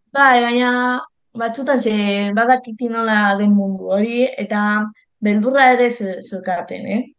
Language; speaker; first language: Basque; non-native, local second language; Spanish